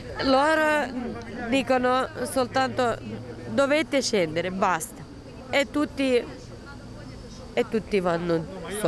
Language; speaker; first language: Italian; non-native, learner; Ukrainian